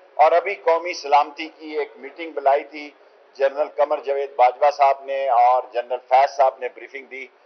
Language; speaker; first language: Urdu; non-native, local second language; Punjabi